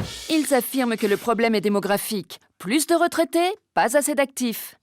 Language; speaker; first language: French; native; French